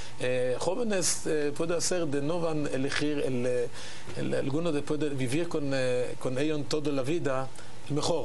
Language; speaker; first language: Spanish; non-native, learner; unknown